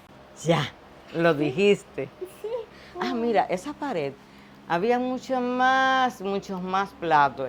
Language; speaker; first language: Spanish; native; Spanish